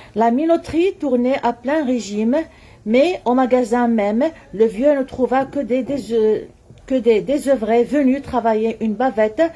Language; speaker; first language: French; non-native, local second language; Arabic